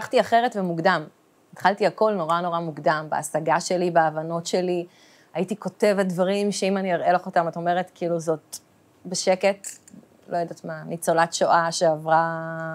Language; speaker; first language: Hebrew; early bilingual, other home language; Russian